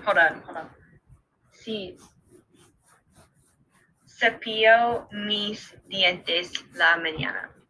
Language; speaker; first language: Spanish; non-native, learner; English